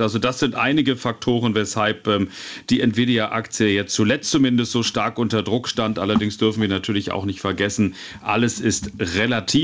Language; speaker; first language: German; native; German